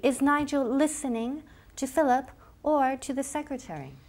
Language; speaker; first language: English; native; English